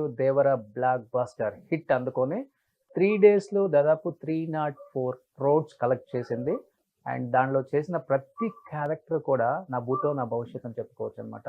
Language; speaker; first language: Telugu; native; Telugu